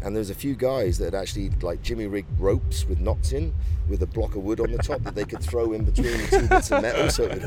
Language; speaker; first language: English; native; English